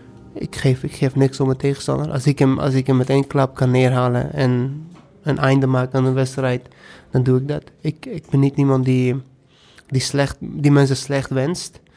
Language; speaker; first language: Dutch; non-native, fluent; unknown